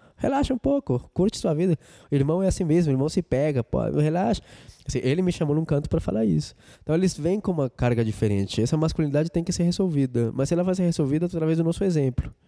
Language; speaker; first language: Portuguese; non-native, fluent; Spanish